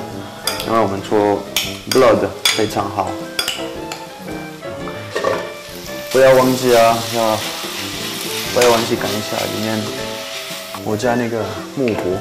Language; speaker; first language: Chinese; non-native, fluent; French